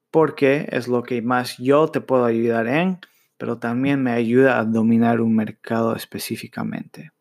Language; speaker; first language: Spanish; early bilingual, heritage; Spanish